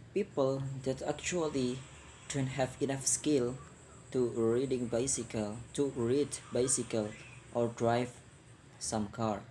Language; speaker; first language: English; non-native, learner; Indonesian